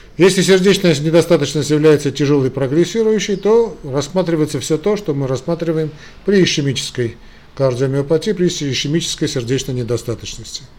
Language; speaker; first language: Russian; non-native, local second language; Armenian